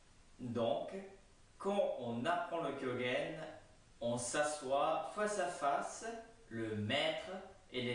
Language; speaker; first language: French; non-native, fluent; Japanese